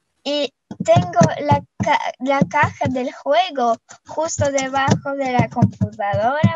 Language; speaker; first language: Spanish; non-native, fluent; Russian